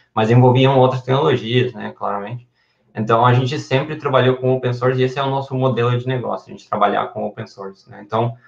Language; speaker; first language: Portuguese; non-native, fluent; Spanish